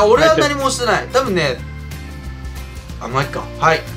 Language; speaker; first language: Japanese; native; Japanese